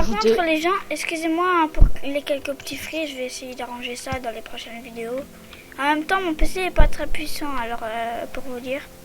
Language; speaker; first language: French; native; French